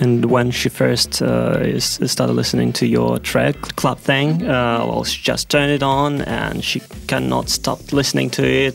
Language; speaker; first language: English; non-native, fluent; Russian